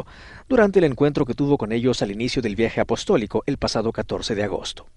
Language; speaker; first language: Spanish; native; Spanish